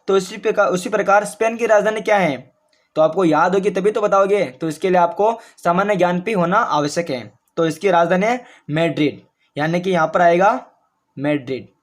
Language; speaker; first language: Hindi; native; Hindi